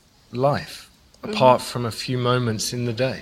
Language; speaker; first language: English; native; English